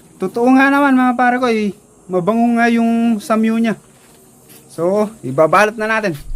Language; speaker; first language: Filipino; native; Filipino